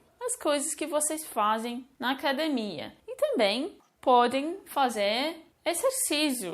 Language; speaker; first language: Portuguese; non-native, fluent; English